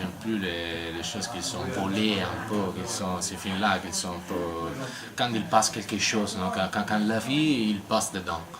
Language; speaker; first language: French; non-native, learner; Italian